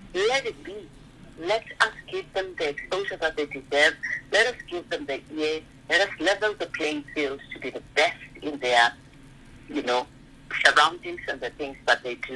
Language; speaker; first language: English; non-native, local second language; Zulu